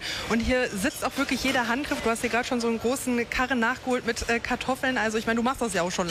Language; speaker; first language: German; native; German